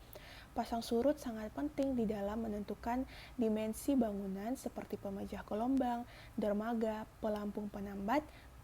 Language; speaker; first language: Indonesian; native; Indonesian